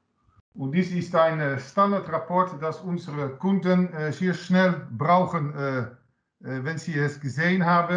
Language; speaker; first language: German; non-native, learner; Dutch